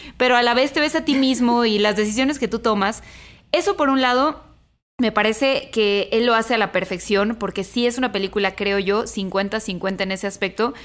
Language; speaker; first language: Spanish; native; Spanish